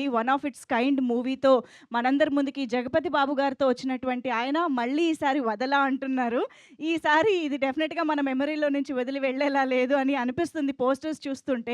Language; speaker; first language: Telugu; native; Telugu